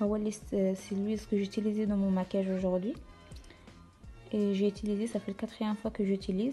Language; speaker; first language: French; non-native, fluent; Arabic